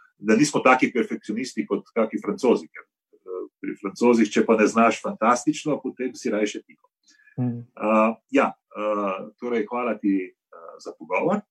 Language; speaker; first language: Slovenian; native; Slovenian